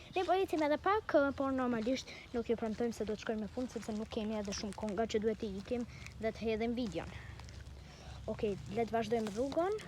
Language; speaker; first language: Albanian; early bilingual, heritage; Albanian